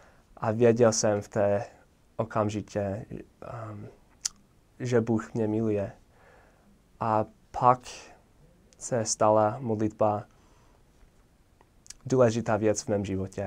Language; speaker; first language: Czech; non-native, fluent; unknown